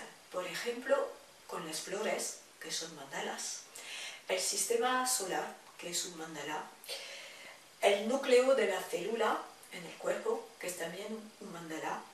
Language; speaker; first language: Spanish; non-native, fluent; French